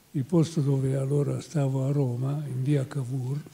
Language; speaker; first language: Italian; non-native, fluent; Hungarian